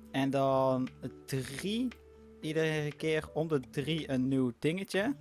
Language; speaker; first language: Dutch; native; Dutch